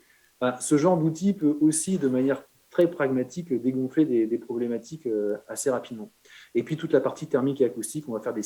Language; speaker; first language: French; native; French